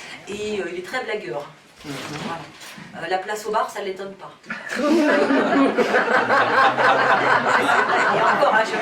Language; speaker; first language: French; native; French